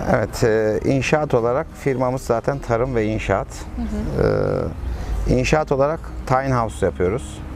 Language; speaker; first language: Turkish; native; Turkish